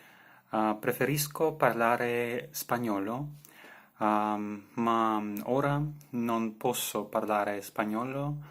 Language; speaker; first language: Italian; non-native, learner; Belarusian